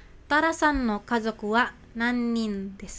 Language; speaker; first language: Japanese; non-native, learner; Indonesian